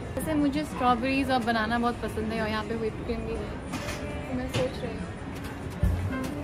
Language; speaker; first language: Hindi; non-native, local second language; Bangla